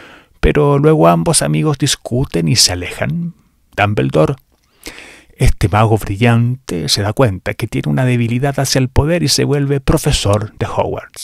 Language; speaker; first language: Spanish; native; Spanish